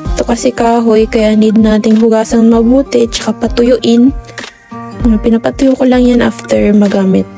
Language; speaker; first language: Filipino; native; Filipino